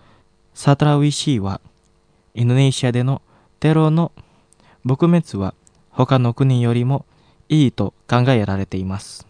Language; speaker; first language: Japanese; non-native, fluent; Indonesian